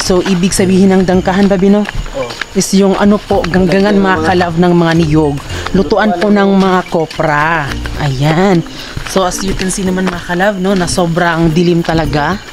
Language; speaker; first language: Filipino; non-native, local second language; Cebuano